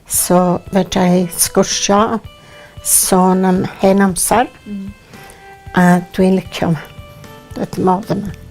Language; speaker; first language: Welsh; native; Welsh